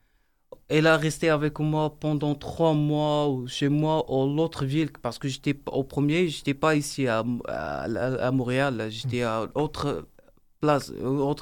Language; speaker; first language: French; non-native, learner; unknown